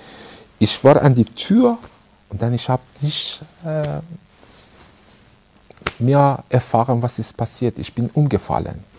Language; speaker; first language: German; non-native, learner; Persian